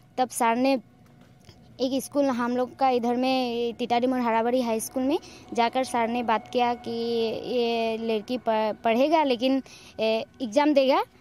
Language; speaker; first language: Hindi; non-native, local second language; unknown